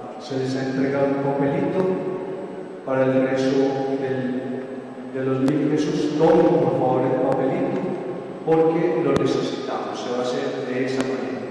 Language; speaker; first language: Spanish; native; Spanish